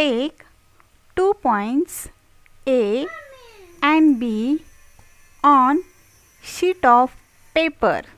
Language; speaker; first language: English; non-native, local second language; Marathi